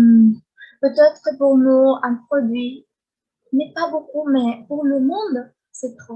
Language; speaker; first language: French; non-native, learner; Spanish